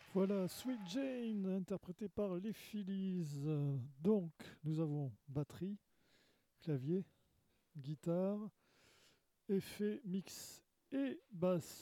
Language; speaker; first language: French; native; French